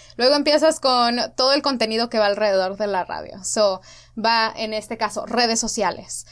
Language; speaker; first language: Spanish; early bilingual, other home language; English